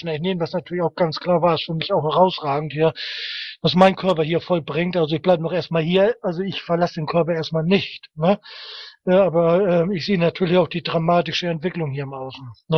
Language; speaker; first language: German; native; German